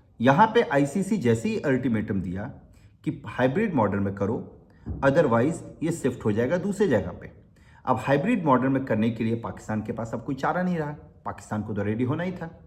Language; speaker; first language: Hindi; native; Hindi